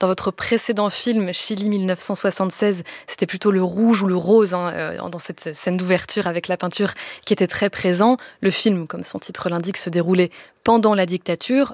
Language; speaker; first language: French; native; French